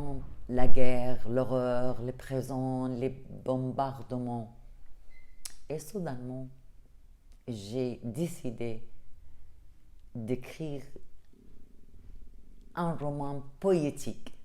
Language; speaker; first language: French; non-native, fluent; Arabic